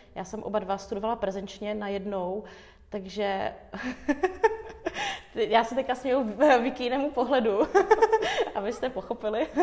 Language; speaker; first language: Czech; early bilingual, other home language; Armenian